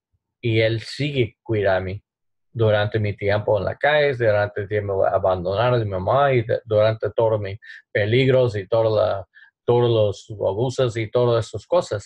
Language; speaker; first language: Spanish; non-native, learner; English